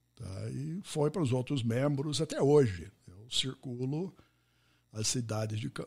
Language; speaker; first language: Portuguese; non-native, fluent; English